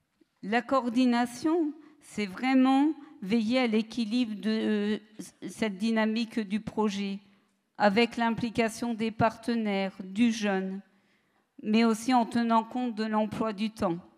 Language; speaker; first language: French; native; French